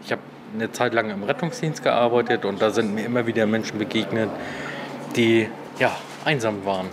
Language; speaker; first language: German; native; German